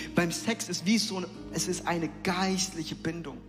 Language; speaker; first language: German; native; German